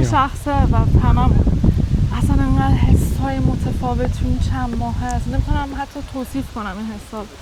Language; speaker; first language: Persian; native; Persian